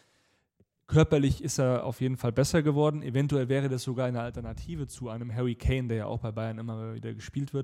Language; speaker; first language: German; native; German